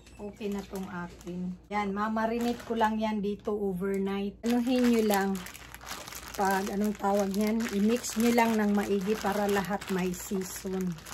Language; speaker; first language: Filipino; non-native, local second language; Cebuano